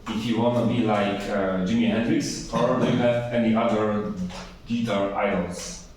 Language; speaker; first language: English; non-native, fluent; Polish